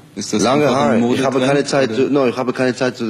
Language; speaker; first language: German; non-native, learner; Hebrew